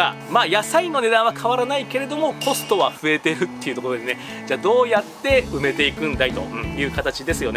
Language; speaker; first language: Japanese; native; Japanese